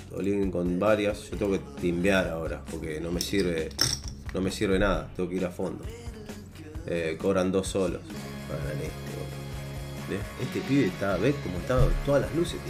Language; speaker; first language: Spanish; native; Spanish